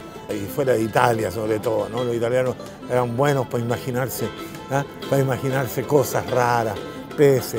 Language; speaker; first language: Spanish; native; Spanish